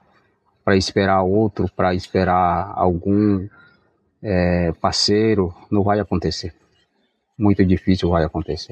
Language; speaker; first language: Portuguese; non-native, local second language; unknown